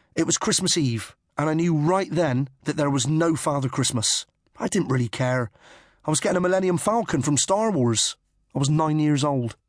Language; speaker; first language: English; native; English